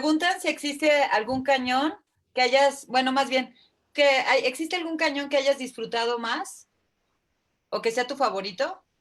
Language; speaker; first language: Spanish; native; Spanish